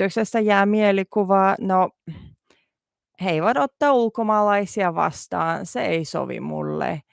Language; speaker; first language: Finnish; non-native, learner; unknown